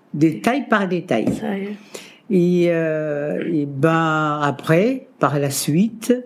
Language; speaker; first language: French; non-native, local second language; Kabuverdianu